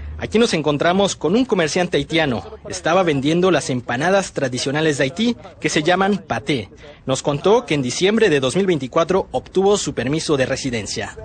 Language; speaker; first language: Spanish; native; Spanish